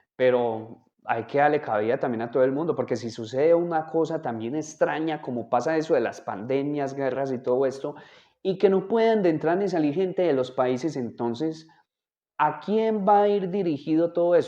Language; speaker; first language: Spanish; native; Spanish